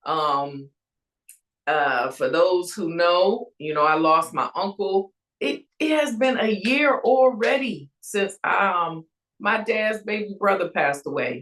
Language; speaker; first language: English; native; English